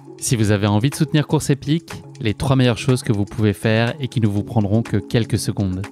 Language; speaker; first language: French; native; French